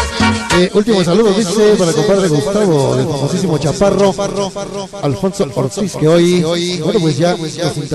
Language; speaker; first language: Spanish; native; Spanish